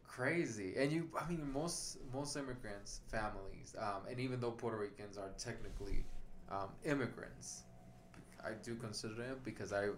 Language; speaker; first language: English; non-native, fluent; Spanish